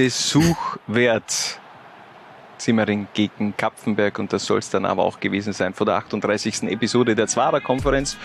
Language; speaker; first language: German; native; German